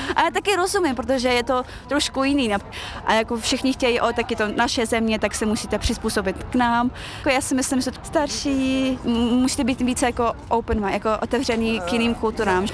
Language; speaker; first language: Czech; early bilingual, other home language; Chechen